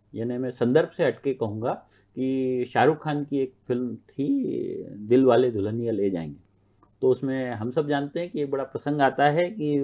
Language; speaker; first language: Hindi; native; Hindi